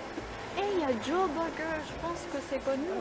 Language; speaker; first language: French; non-native, fluent; Vietnamese